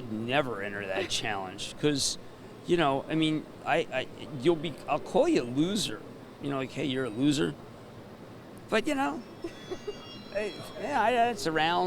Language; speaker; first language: English; native; English